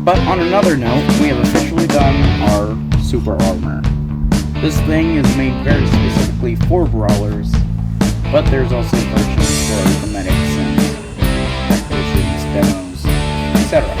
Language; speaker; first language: English; native; English